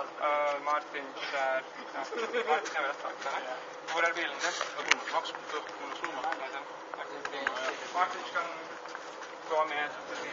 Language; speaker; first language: Norwegian; non-native, learner; Latvian